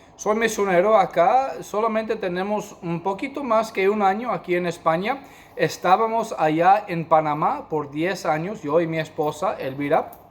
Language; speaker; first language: Spanish; non-native, fluent; English